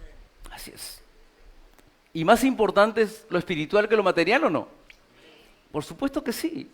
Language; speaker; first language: Spanish; native; Spanish